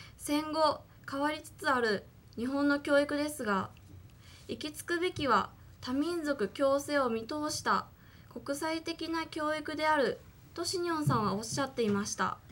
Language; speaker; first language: Japanese; native; Japanese